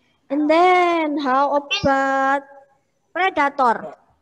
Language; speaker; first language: English; non-native, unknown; Indonesian